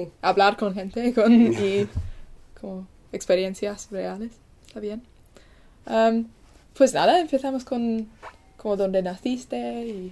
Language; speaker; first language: Spanish; non-native, fluent; English